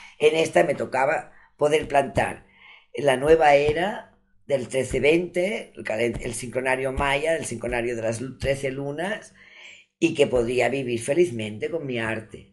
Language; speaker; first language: Spanish; non-native, local second language; Catalan